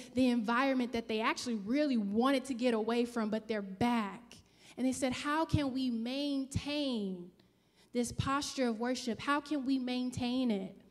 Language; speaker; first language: English; native; English